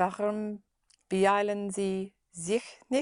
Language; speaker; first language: German; non-native, learner; English